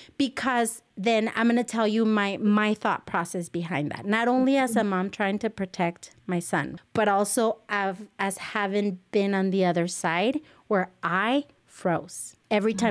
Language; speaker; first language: English; early bilingual, other home language; Spanish